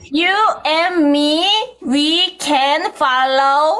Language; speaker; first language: English; non-native, learner; Korean